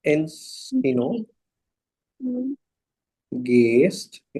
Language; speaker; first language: German; non-native, fluent; Hindi